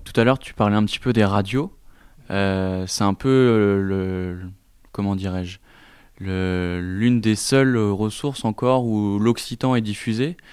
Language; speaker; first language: French; native; French